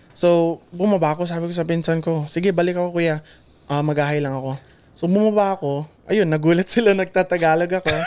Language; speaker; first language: Filipino; early bilingual, heritage; Filipino